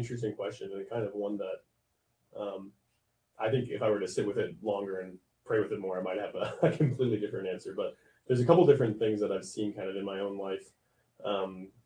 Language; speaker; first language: English; native; English